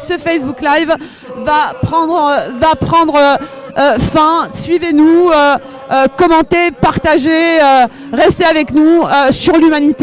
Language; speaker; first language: French; native; French